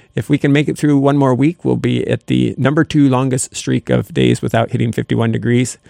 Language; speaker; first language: English; native; English